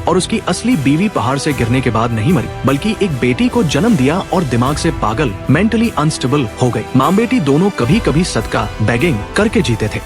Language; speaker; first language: Hindi; native; Hindi